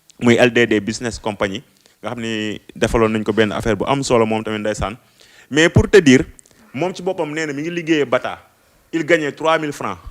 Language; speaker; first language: Wolof; native; Wolof